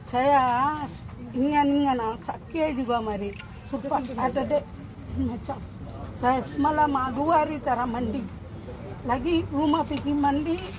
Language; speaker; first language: Malay; non-native, learner; Tamil